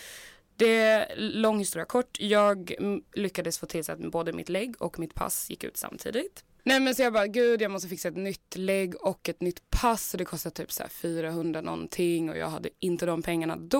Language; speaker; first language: Swedish; native; Swedish